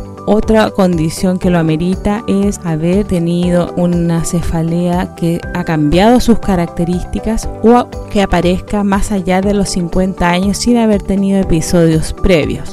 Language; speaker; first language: Spanish; native; Spanish